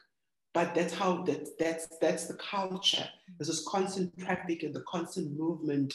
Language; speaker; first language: English; non-native, local second language; Xhosa